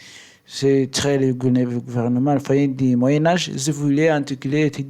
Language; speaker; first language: French; non-native, learner; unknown